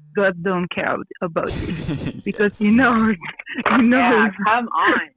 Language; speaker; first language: English; non-native, learner; French